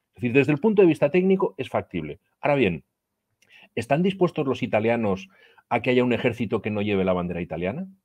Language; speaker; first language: Spanish; native; Spanish